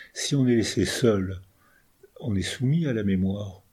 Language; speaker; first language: French; native; French